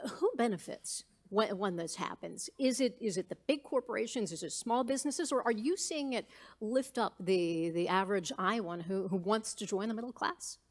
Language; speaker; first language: English; native; English